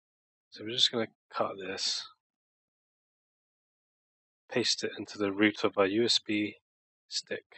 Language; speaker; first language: English; native; English